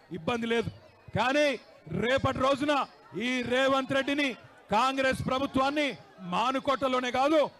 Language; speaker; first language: Telugu; native; Telugu